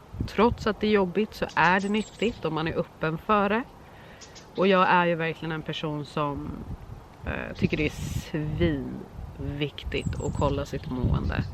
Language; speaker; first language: Swedish; native; Swedish